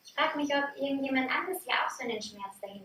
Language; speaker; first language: German; native; German